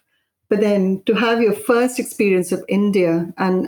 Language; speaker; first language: English; non-native, local second language; Malayalam